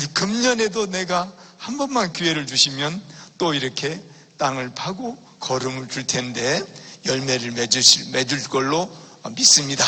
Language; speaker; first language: Korean; native; Korean